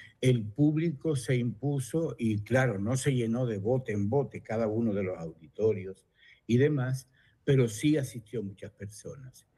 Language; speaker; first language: Spanish; native; Spanish